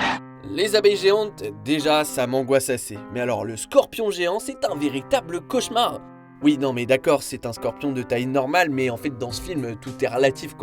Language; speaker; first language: French; native; French